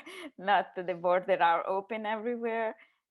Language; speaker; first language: English; non-native, learner; Italian